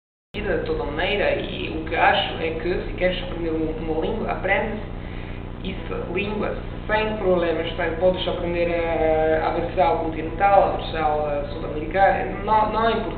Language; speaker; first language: Portuguese; non-native, learner; Italian